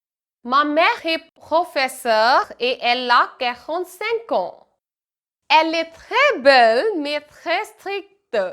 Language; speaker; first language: French; non-native, fluent; Hindi